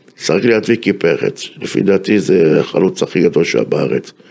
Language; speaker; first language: Hebrew; native; Hebrew